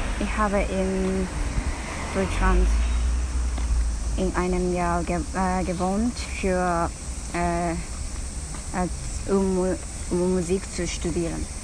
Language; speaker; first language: German; non-native, learner; Japanese